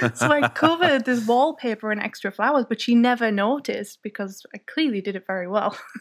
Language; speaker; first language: English; native; English